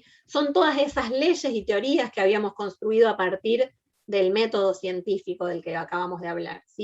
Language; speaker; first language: Spanish; native; Spanish